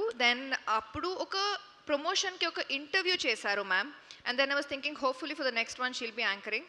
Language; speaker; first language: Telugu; non-native, fluent; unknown